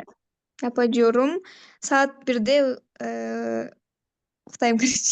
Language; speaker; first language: Turkish; non-native, learner; Kyrgyz